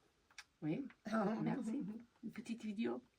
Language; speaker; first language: French; non-native, learner; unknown